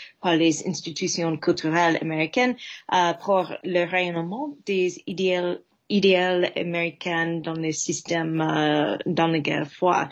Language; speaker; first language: French; non-native, fluent; English